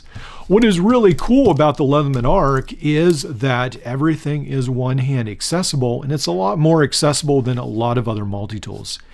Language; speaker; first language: English; native; English